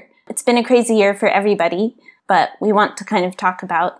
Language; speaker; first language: English; native; English